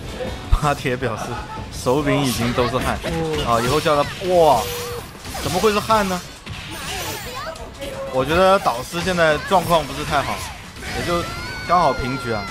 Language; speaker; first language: Chinese; native; Chinese